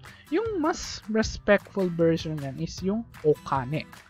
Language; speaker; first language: English; non-native, local second language; Filipino